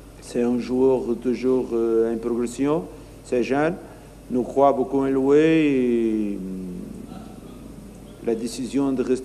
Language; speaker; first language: French; non-native, learner; Portuguese